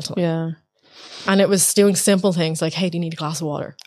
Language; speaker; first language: English; native; English